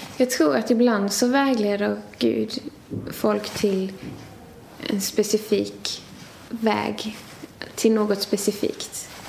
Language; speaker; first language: Swedish; native; Swedish